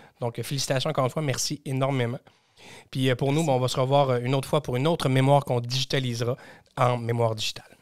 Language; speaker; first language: French; native; French